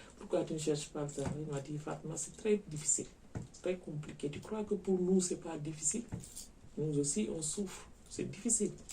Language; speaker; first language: French; non-native, local second language; Wolof